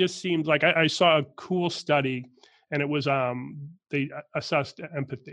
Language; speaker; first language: English; native; English